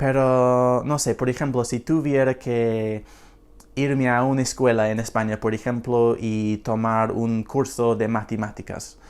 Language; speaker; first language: Spanish; non-native, fluent; English